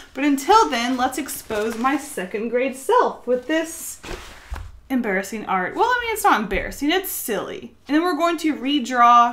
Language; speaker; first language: English; native; English